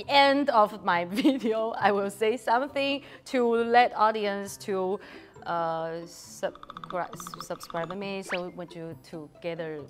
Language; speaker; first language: English; non-native, learner; Chinese